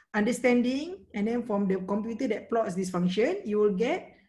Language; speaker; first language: English; non-native, local second language; Malay